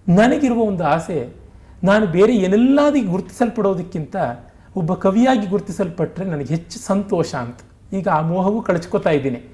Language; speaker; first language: Kannada; non-native, local second language; Tamil